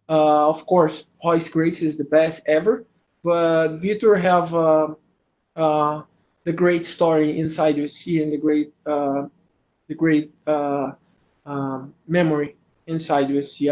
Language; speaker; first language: English; non-native, learner; Portuguese